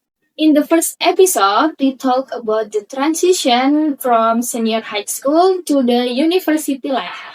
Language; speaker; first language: English; non-native, learner; Indonesian